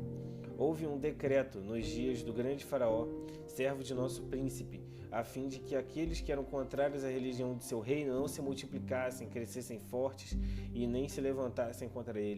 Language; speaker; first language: Portuguese; native; Portuguese